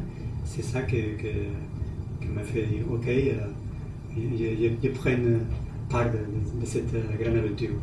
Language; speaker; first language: French; non-native, learner; Spanish